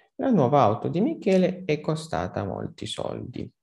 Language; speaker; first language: Italian; non-native, fluent; Ukrainian